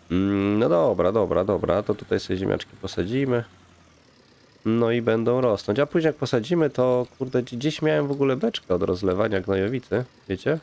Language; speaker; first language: Polish; native; Polish